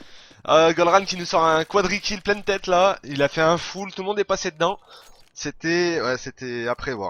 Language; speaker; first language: French; native; French